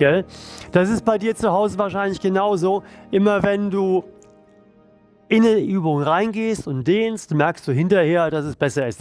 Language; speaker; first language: German; native; German